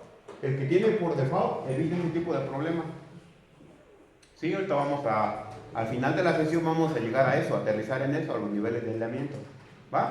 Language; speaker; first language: Spanish; native; Spanish